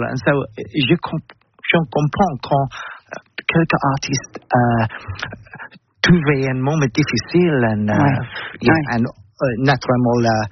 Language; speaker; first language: French; non-native, learner; English